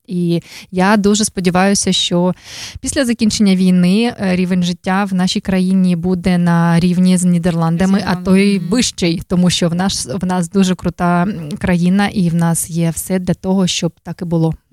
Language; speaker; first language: Ukrainian; native; Ukrainian